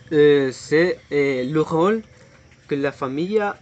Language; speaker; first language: French; non-native, learner; Spanish